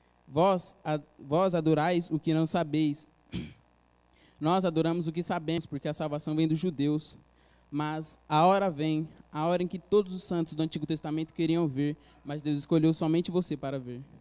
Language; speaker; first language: Portuguese; native; Portuguese